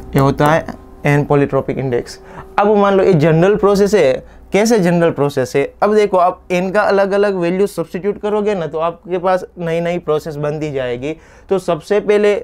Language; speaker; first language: Hindi; non-native, local second language; Gujarati